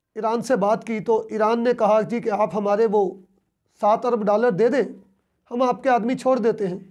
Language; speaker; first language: Urdu; non-native, local second language; Punjabi